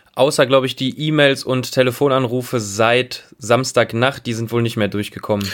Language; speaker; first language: German; native; German